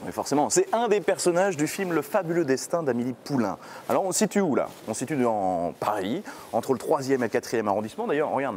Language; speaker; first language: French; native; French